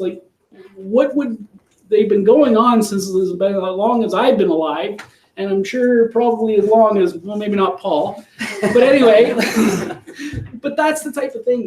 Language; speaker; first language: English; native; English